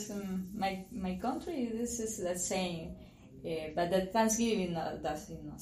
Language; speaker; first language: English; non-native, learner; Spanish